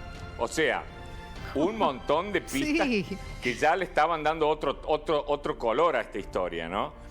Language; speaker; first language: Spanish; native; Spanish